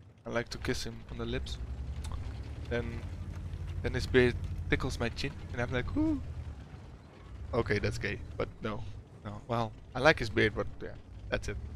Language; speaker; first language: English; non-native, fluent; Dutch